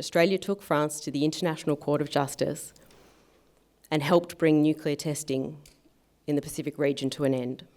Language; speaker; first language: English; native; English